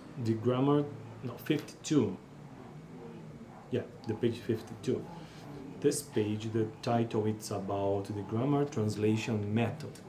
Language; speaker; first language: English; non-native, learner; Portuguese